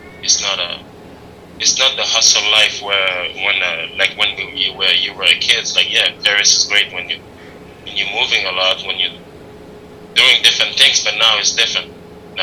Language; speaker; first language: English; non-native, fluent; French